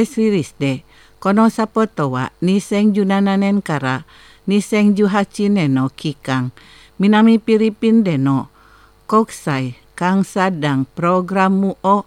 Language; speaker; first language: Japanese; non-native, fluent; Indonesian